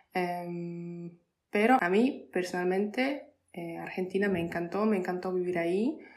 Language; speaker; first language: Spanish; non-native, fluent; Polish